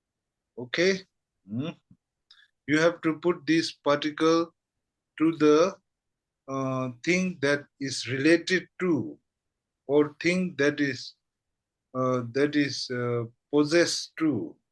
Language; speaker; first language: English; non-native, fluent; Tibetan